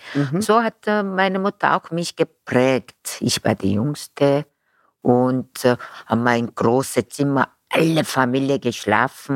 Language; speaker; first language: German; non-native, fluent; Korean